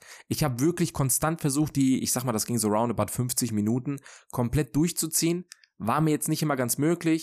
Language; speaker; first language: German; native; German